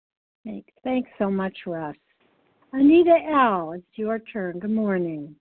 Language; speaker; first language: English; native; English